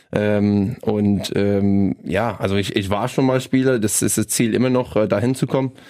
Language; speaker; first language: German; non-native, fluent; English